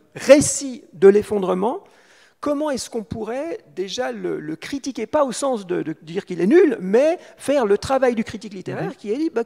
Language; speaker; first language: French; native; French